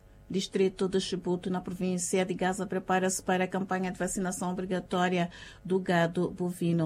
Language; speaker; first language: Portuguese; native; Portuguese